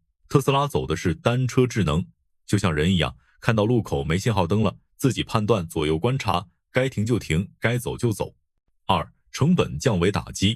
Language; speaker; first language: Chinese; native; Chinese